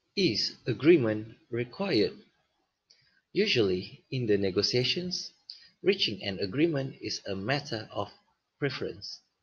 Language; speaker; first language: English; non-native, local second language; Malay